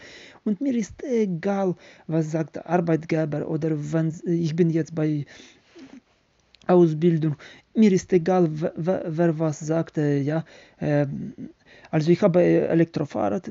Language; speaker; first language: German; non-native, learner; Ukrainian